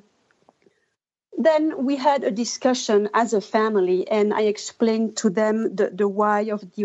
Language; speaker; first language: English; non-native, fluent; French